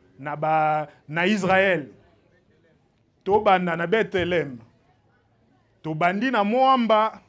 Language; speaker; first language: Lingala; native; Lingala